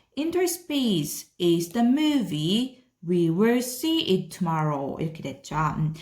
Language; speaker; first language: English; non-native, fluent; Korean